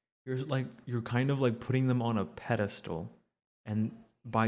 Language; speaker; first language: English; native; English